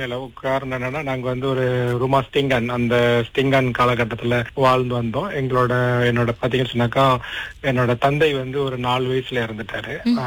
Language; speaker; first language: Tamil; early bilingual, heritage; Tamil